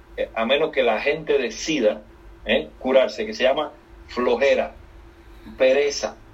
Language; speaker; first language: Spanish; native; Spanish